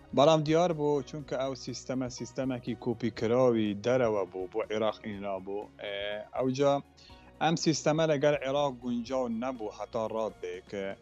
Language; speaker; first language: Central Kurdish; non-native, local second language; Kurdish